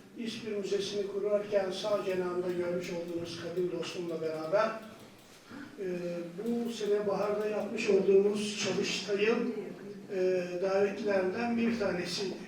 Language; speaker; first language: Turkish; native; Turkish